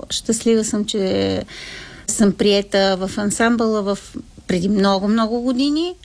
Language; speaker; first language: Bulgarian; native; Bulgarian